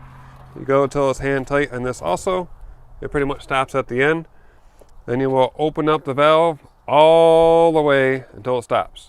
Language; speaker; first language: English; native; English